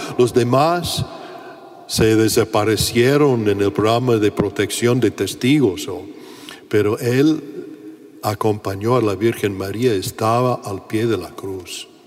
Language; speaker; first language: Spanish; non-native, fluent; English